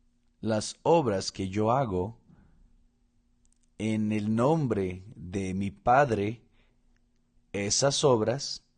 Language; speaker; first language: Spanish; non-native, fluent; Portuguese